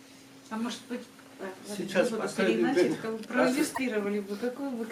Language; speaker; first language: Russian; native; Russian